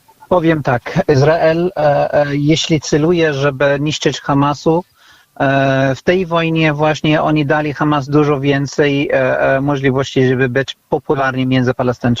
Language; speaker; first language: Polish; non-native, fluent; Arabic